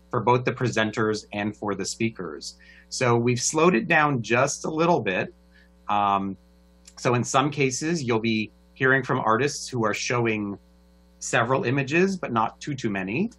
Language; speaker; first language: English; native; English